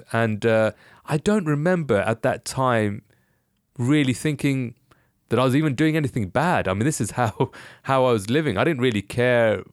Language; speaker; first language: English; native; English